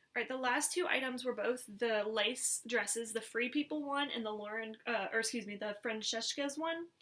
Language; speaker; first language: English; native; English